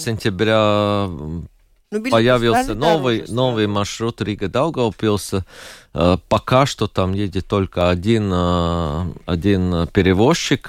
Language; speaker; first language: Russian; non-native, local second language; Latvian